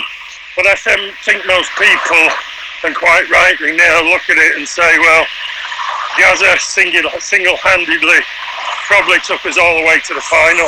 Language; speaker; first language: English; native; English